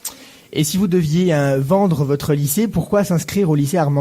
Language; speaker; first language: French; native; French